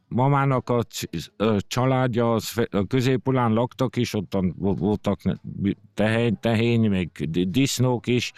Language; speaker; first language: Hungarian; early bilingual, heritage; Hungarian